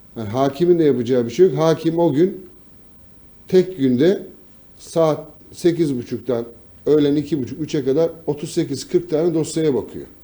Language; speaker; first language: Turkish; native; Turkish